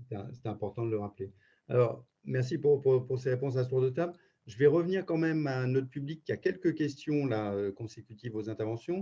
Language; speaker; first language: French; native; French